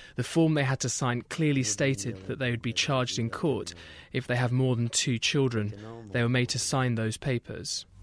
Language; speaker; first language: English; non-native, fluent; Burmese